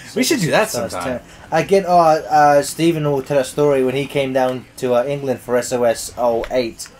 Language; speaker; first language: English; native; English